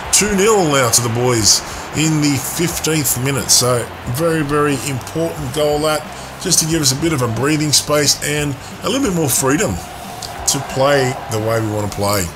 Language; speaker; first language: English; native; English